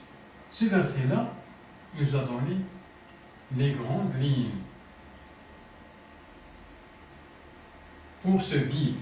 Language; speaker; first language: French; non-native, fluent; Arabic